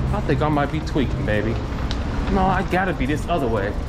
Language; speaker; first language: English; native; English